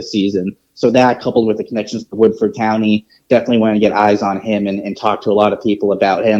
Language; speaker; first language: English; native; English